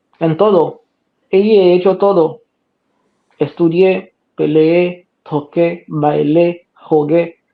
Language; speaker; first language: Spanish; non-native, fluent; Haitian Creole